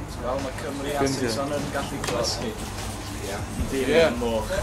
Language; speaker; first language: Welsh; native; Welsh